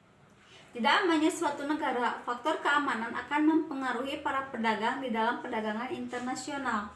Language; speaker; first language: Indonesian; native; Indonesian